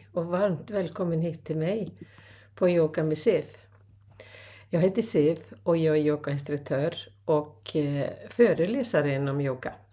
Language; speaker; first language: Swedish; non-native, fluent; Icelandic